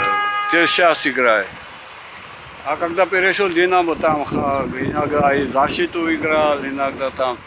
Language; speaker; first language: Russian; non-native, learner; Georgian